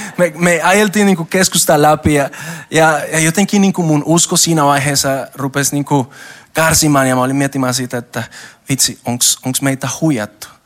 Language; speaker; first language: Finnish; non-native, learner; Spanish